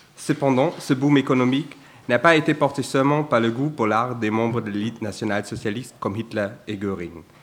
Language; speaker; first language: French; non-native, fluent; German